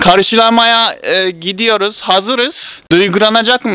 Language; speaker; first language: Turkish; non-native, learner; Japanese